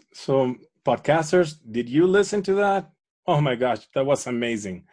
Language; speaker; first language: English; non-native, fluent; Spanish